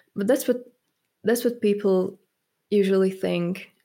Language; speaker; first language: English; non-native, fluent; Hungarian